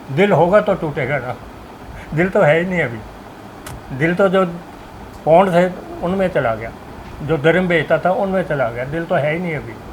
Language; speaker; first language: Urdu; non-native, local second language; Punjabi